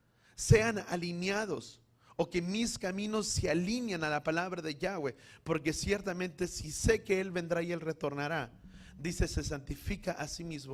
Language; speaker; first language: Spanish; native; Spanish